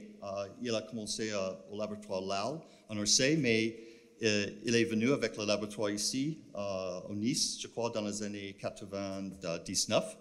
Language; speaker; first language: French; non-native, fluent; English